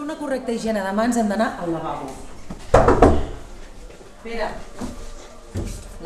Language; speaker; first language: Catalan; native; Catalan